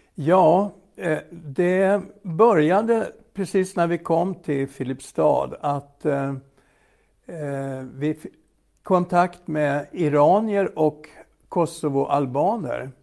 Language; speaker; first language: Swedish; native; Swedish